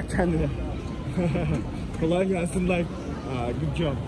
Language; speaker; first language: Turkish; native; Turkish